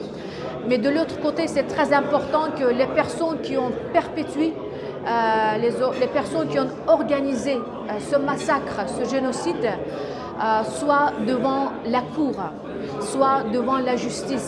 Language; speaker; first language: French; non-native, fluent; Azerbaijani